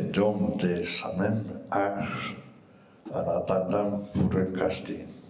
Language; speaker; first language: French; non-native, fluent; Spanish